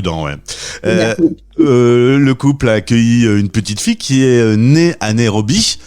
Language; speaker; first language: French; native; French